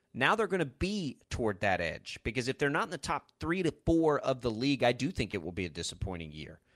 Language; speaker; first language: English; native; English